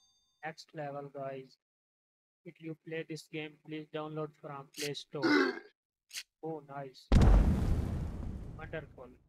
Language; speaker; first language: English; non-native, learner; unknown